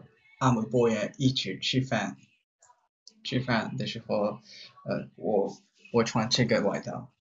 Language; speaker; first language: Chinese; non-native, learner; Japanese